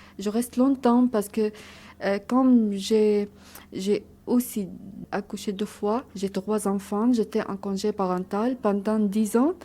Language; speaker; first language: French; non-native, learner; Arabic